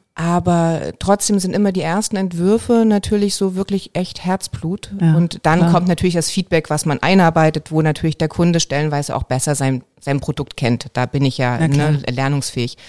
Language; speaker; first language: German; native; German